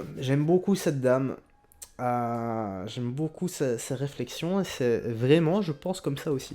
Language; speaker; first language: French; native; French